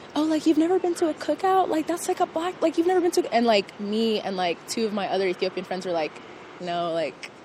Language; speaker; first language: English; native; English